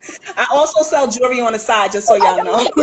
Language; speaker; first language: English; native; English